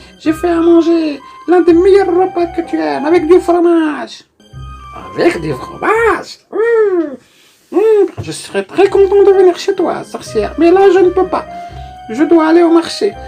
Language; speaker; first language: French; native; French